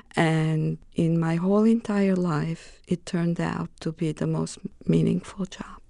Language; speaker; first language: English; non-native, fluent; Romanian